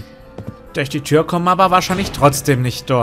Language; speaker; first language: German; native; German